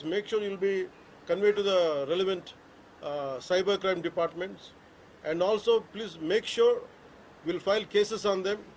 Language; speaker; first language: English; non-native, local second language; Telugu